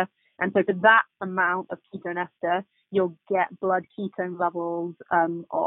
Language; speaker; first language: English; native; English